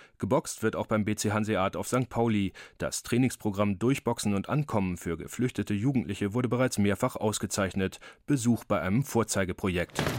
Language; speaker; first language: German; native; German